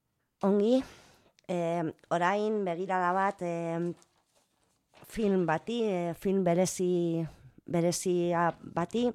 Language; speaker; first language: Basque; non-native, local second language; Spanish